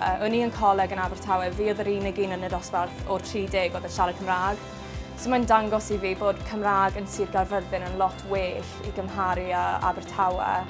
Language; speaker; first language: Welsh; native; Welsh